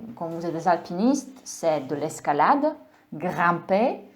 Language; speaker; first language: French; non-native, fluent; Czech